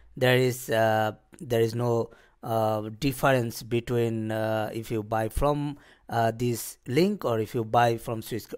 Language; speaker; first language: English; non-native, local second language; Bangla